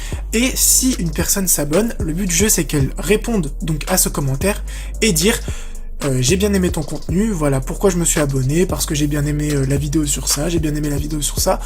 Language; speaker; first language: French; native; French